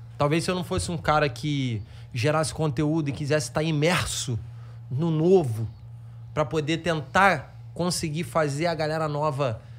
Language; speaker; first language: Portuguese; native; Portuguese